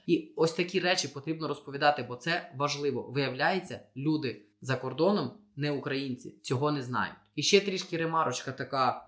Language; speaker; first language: Ukrainian; non-native, local second language; Russian